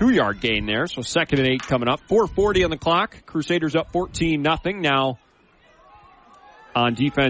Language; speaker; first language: English; native; English